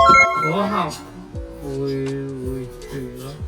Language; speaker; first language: Chinese; native; Chinese